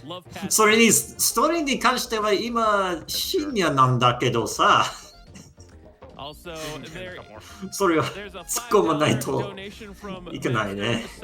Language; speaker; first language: Japanese; non-native, learner; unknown